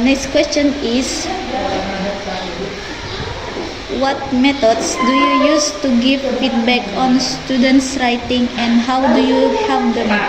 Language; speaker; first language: English; non-native, learner; Indonesian